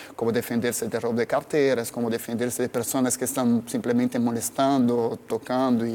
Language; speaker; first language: Spanish; non-native, fluent; Portuguese